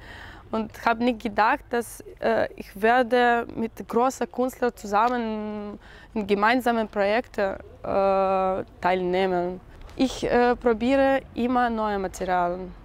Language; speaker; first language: German; non-native, learner; Russian